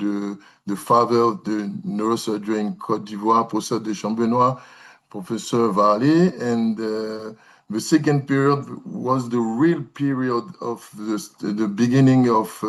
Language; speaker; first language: English; non-native, learner; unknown